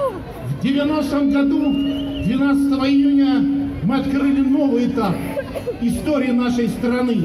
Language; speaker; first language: Russian; native; Russian